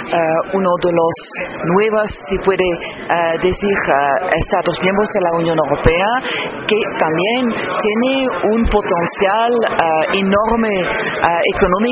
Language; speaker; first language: Spanish; non-native, fluent; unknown